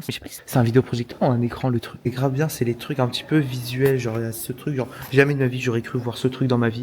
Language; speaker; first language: French; native; French